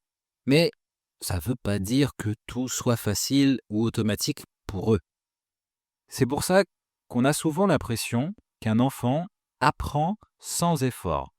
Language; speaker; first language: French; native; French